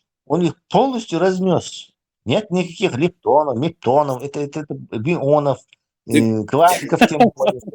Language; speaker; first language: Russian; non-native, local second language; Chechen